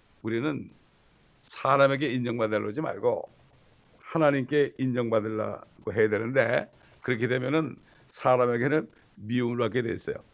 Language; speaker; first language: Korean; native; Korean